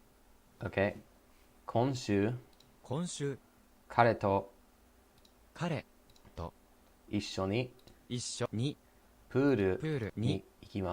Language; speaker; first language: Japanese; non-native, learner; English